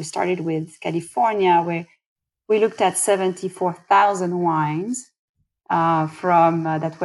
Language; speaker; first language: English; non-native, fluent; French